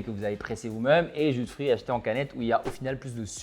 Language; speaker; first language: French; native; French